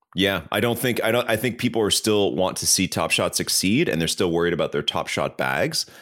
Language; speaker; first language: English; native; English